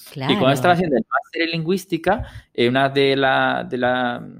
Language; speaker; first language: Spanish; non-native, fluent; Italian